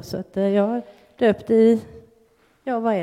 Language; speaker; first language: Swedish; native; Swedish